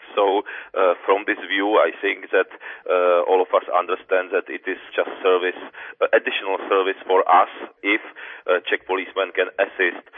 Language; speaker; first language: English; non-native, fluent; Czech